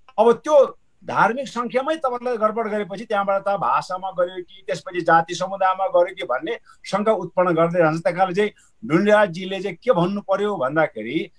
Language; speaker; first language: Nepali; non-native, local second language; Sherpa